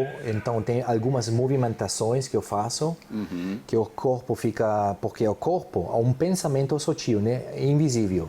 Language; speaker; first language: Portuguese; non-native, fluent; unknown